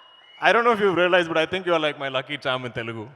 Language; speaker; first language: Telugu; non-native, learner; Malayalam